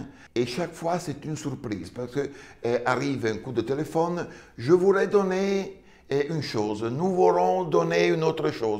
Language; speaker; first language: French; non-native, fluent; Italian